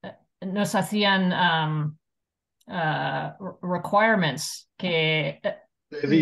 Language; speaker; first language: Spanish; non-native, fluent; English